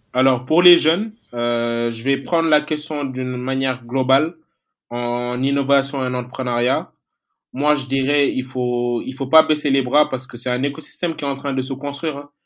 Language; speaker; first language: French; non-native, local second language; Wolof